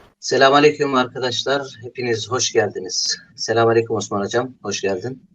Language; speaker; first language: Turkish; native; Turkish